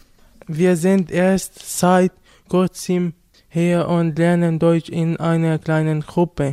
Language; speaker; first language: German; non-native, learner; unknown